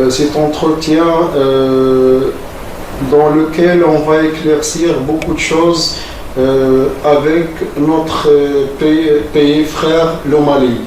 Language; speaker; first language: French; non-native, local second language; Arabic